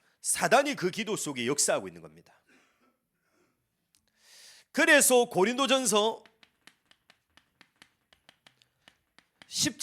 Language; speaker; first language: Korean; native; Korean